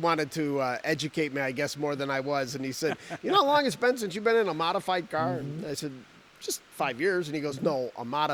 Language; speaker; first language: English; native; English